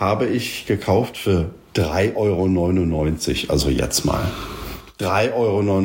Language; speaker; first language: German; native; German